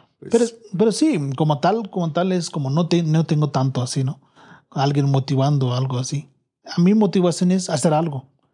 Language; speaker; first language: Spanish; non-native, learner; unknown